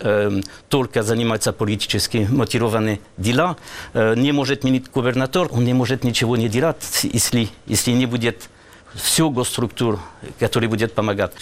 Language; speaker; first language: Russian; non-native, learner; French